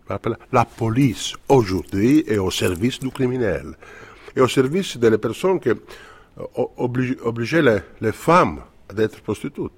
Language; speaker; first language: French; non-native, fluent; Italian